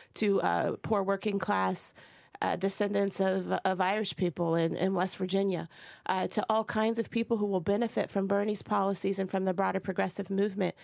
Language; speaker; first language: English; native; English